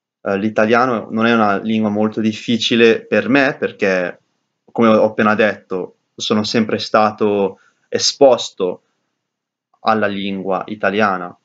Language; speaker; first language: Italian; early bilingual, heritage; English